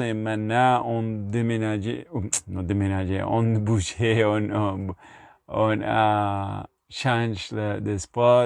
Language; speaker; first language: French; non-native, learner; Spanish